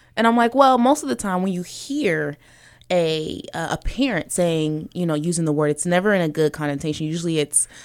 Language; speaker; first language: English; early bilingual, other home language; Yoruba